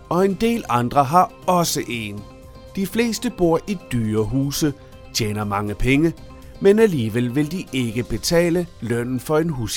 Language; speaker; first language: Danish; native; Danish